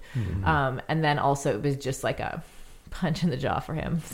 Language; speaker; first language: English; native; English